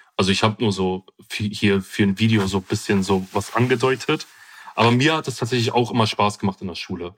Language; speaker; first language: German; early bilingual, other home language; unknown